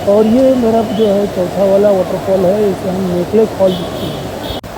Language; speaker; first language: Hindi; non-native, local second language; Marathi